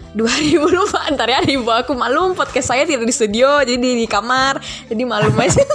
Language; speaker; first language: Indonesian; early bilingual, heritage; Malay